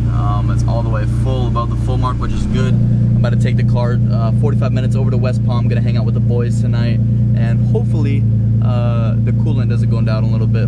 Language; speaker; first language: English; native; English